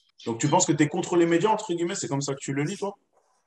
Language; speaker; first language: French; native; French